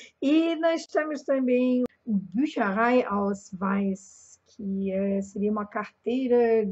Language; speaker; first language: Portuguese; non-native, fluent; German